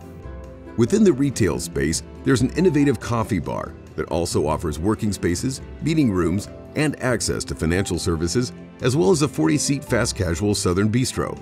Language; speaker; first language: English; native; English